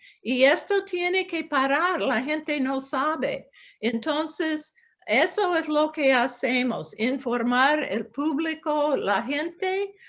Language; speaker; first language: Spanish; non-native, local second language; English